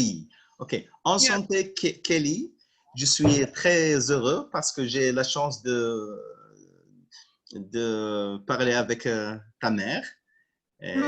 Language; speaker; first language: French; non-native, local second language; Arabic